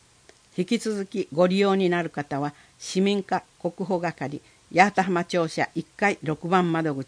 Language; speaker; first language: Japanese; native; Japanese